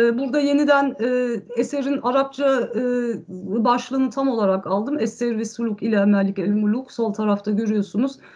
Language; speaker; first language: Turkish; early bilingual, heritage; Turkish